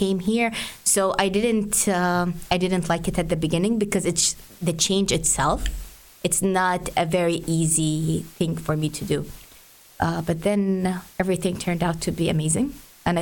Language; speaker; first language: English; non-native, fluent; Arabic